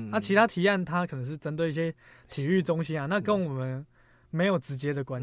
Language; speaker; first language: Chinese; native; Chinese